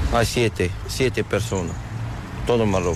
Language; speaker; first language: Spanish; non-native, learner; Arabic